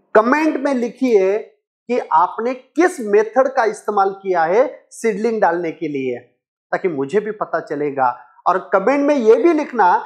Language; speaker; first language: Hindi; non-native, local second language; Marathi